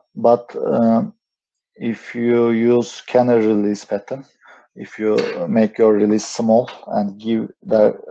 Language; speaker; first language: English; non-native, fluent; Turkish